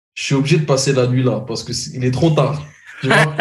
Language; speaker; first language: French; native; French